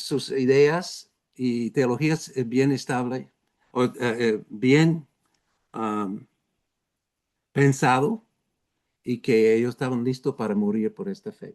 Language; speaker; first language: Spanish; non-native, fluent; English